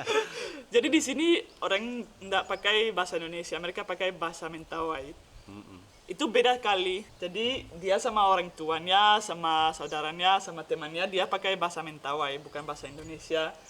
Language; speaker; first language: Indonesian; non-native, fluent; Dutch